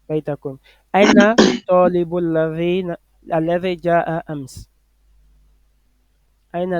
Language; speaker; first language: Arabic; non-native, fluent; French